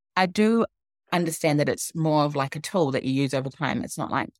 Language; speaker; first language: English; native; English